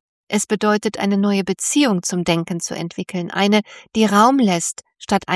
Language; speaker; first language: German; native; German